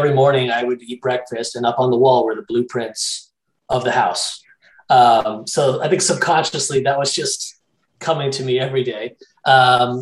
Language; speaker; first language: English; native; English